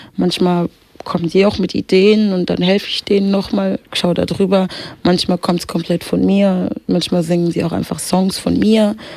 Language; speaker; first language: German; early bilingual, other home language; Swahili